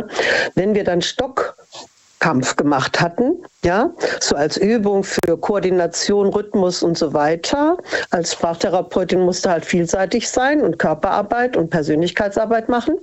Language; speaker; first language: German; native; German